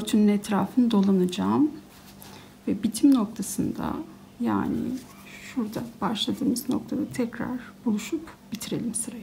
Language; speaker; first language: Turkish; native; Turkish